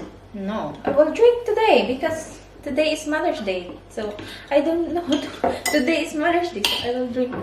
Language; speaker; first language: English; non-native, learner; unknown